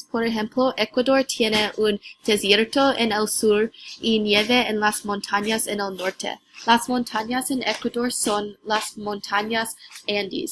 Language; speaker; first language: Spanish; non-native, learner; English